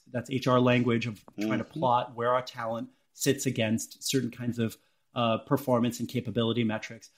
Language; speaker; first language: English; native; English